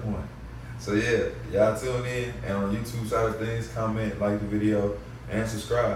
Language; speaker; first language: English; native; English